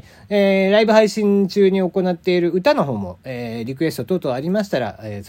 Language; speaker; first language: Japanese; native; Japanese